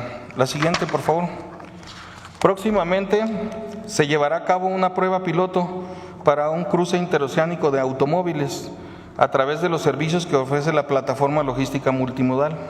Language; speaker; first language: Spanish; native; Spanish